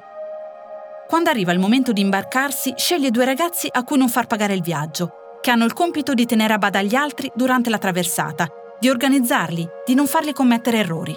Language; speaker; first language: Italian; native; Italian